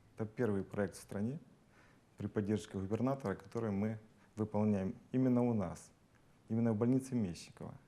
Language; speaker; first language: Russian; native; Russian